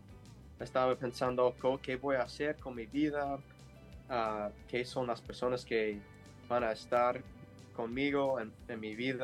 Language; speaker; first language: Spanish; non-native, learner; English